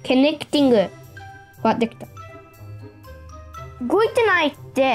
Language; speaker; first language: Japanese; non-native, fluent; English